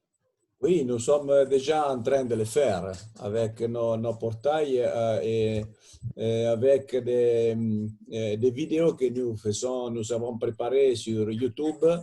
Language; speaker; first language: French; non-native, fluent; Italian